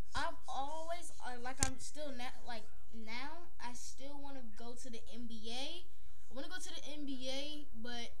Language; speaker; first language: English; native; English